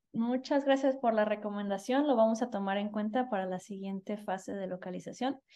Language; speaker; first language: Spanish; native; Spanish